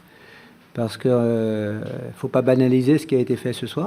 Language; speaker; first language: French; native; French